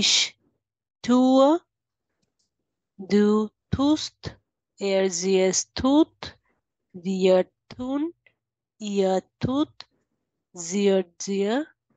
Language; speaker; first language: German; non-native, learner; Bangla